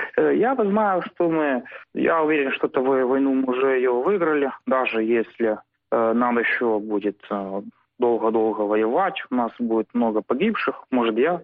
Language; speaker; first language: Ukrainian; non-native, local second language; Russian